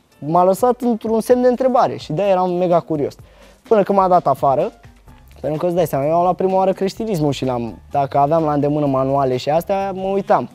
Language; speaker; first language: Romanian; early bilingual, other home language; Arabic